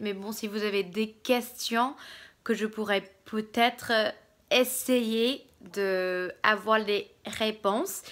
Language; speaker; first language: French; non-native, fluent; English